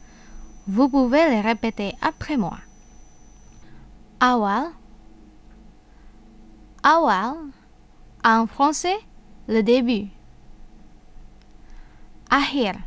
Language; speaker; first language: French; non-native, fluent; Indonesian